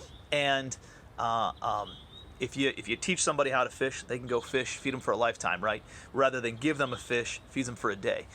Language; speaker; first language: English; native; English